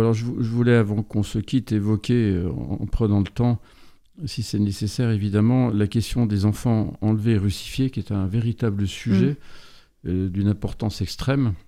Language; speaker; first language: French; native; French